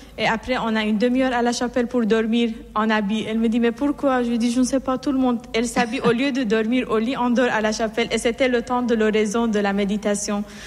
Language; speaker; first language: French; non-native, fluent; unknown